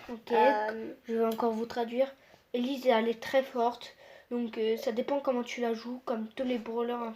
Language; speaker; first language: French; native; French